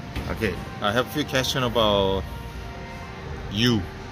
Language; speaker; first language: English; non-native, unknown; Korean